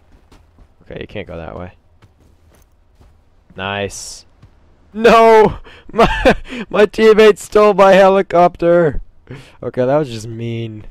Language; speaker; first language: English; native; English